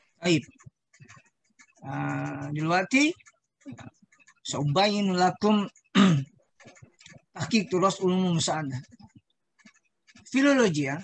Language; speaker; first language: Arabic; non-native, learner; Indonesian